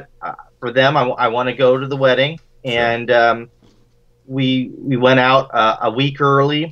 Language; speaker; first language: English; native; English